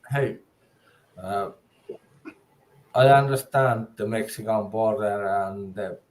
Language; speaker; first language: English; non-native, learner; Finnish